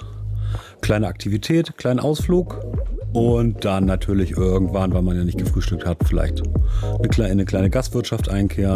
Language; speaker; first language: German; native; German